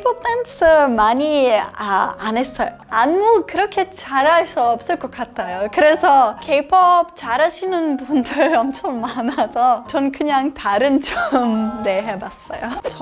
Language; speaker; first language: Korean; non-native, fluent; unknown